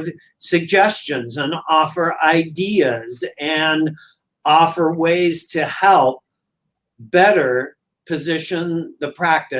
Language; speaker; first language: English; native; English